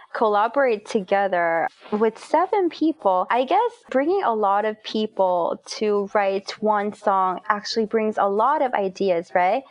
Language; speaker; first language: English; non-native, fluent; Korean